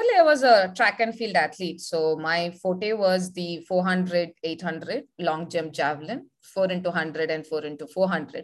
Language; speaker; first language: English; non-native, local second language; Tamil